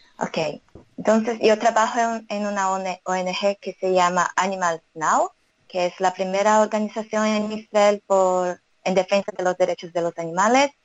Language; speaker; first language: Spanish; non-native, fluent; Portuguese